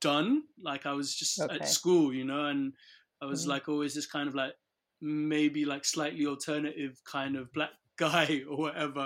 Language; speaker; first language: English; non-native, local second language; Yoruba